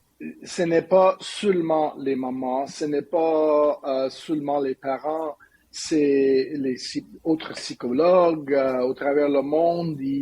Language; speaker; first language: French; non-native, learner; English